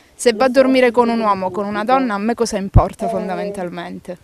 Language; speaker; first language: Italian; native; Italian